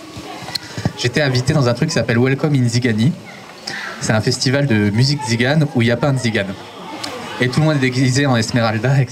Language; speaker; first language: French; native; French